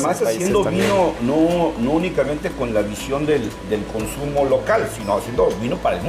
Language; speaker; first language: Spanish; native; Spanish